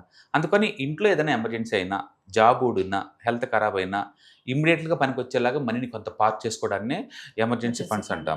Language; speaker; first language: Telugu; native; Telugu